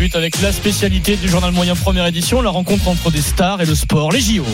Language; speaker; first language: French; native; French